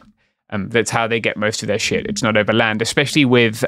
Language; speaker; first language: English; native; English